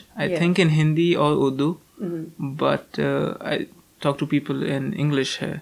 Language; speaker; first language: English; non-native, local second language; Hindi